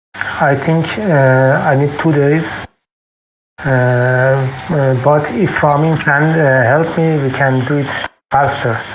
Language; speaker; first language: English; non-native, fluent; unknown